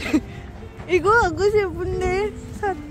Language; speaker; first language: Korean; non-native, learner; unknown